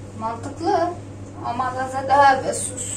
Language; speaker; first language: Turkish; non-native, learner; Arabic